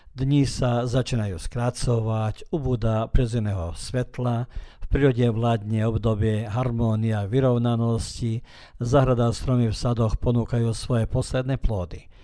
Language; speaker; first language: Slovak; early bilingual, heritage; Slovak